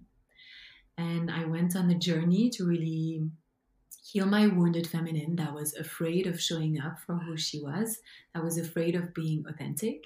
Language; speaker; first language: English; non-native, fluent; French